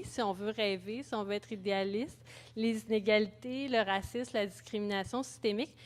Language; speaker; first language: French; native; French